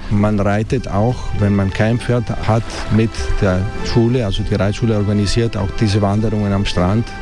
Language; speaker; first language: German; non-native, fluent; Italian